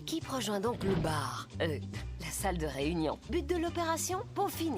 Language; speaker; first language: French; native; French